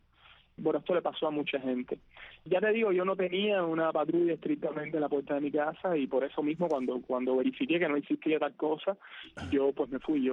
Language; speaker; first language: Spanish; native; Spanish